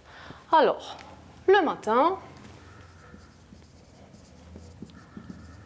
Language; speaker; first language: French; non-native, fluent; Greek